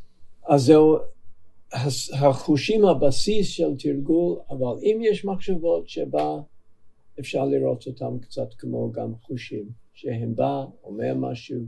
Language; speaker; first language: Hebrew; non-native, fluent; English